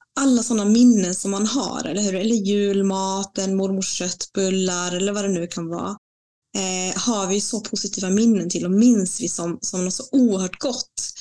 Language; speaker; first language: Swedish; non-native, fluent; Spanish